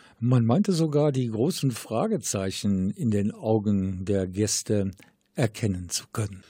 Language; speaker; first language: German; native; German